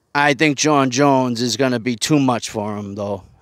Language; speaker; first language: English; native; English